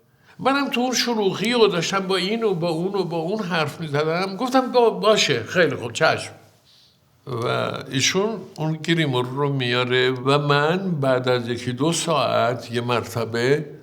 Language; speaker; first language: Persian; native; Persian